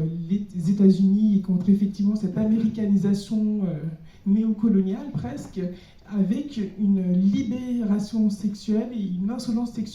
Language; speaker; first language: French; native; French